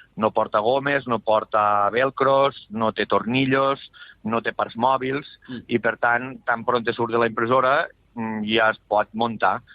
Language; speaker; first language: Catalan; native; Catalan